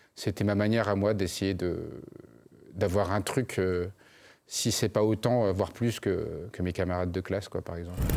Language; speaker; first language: French; early bilingual, other home language; Khmer